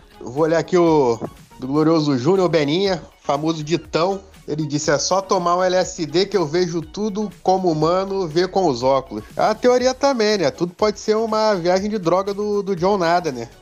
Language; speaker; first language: Portuguese; native; Portuguese